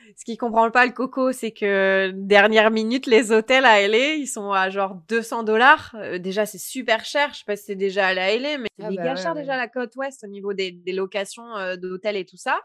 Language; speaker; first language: French; native; French